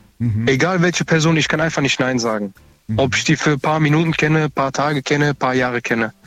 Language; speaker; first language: German; early bilingual, other home language; Turkish